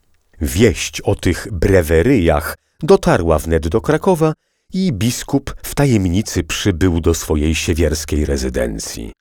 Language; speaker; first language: Polish; native; Polish